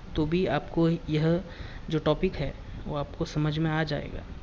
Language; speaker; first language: Hindi; non-native, local second language; Marathi